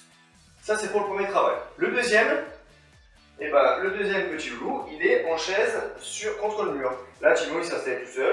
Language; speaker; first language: French; native; French